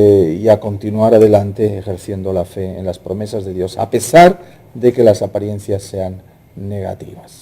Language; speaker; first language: Spanish; native; Spanish